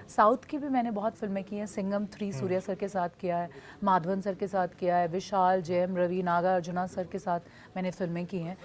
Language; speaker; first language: Hindi; non-native, local second language; Bhojpuri